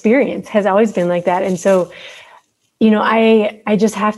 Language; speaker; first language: English; native; English